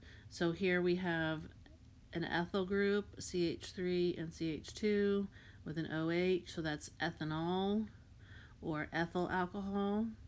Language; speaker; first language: English; native; English